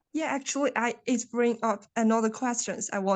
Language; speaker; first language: English; non-native, learner; Chinese